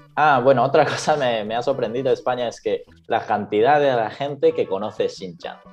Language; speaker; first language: Spanish; non-native, fluent; Japanese